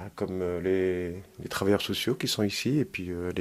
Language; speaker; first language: French; native; French